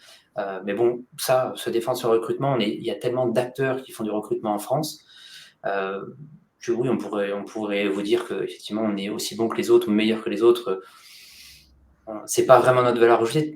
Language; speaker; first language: French; native; French